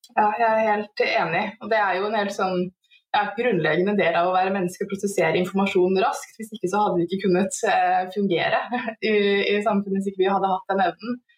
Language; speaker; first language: Norwegian; native; Norwegian